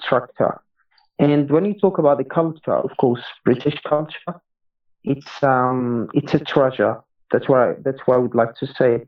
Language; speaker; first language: English; non-native, fluent; Arabic